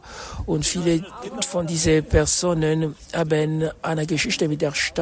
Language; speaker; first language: German; non-native, fluent; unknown